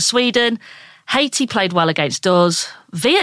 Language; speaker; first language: English; native; English